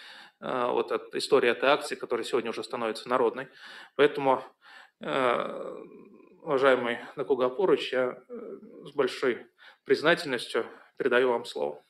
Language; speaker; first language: Russian; native; Russian